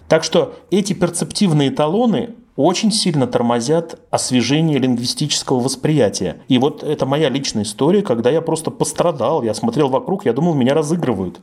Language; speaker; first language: Russian; native; Russian